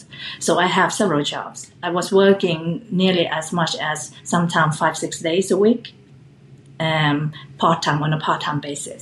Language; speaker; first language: English; non-native, fluent; Thai